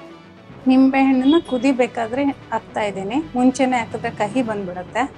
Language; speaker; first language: Kannada; native; Kannada